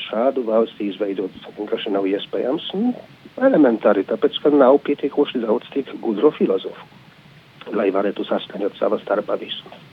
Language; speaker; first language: Latvian; non-native, fluent; Polish